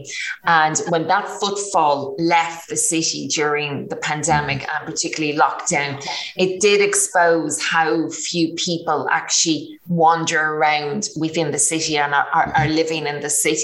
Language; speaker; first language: English; native; English